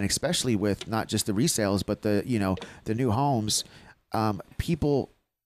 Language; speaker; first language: English; native; English